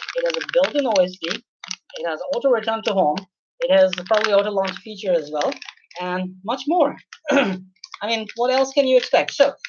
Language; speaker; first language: English; non-native, local second language; Urdu